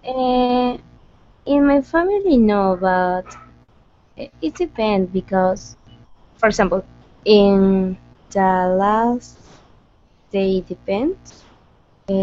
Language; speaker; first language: English; non-native, learner; Spanish